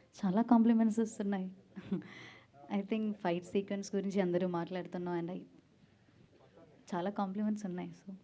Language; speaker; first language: Telugu; non-native, learner; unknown